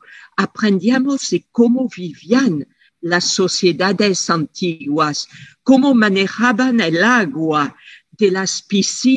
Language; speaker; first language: Spanish; non-native, fluent; French